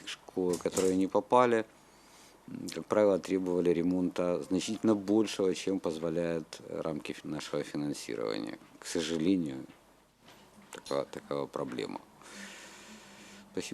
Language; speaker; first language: Russian; native; Russian